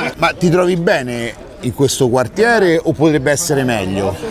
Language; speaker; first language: Italian; native; Italian